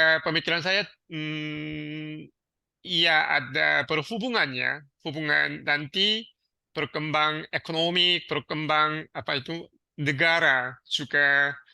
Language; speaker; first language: Indonesian; non-native, learner; Korean